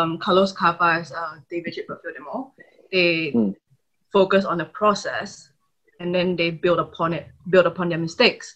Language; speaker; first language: English; non-native, local second language; Chinese